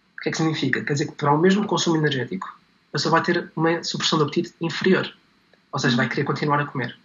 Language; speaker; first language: Portuguese; native; Portuguese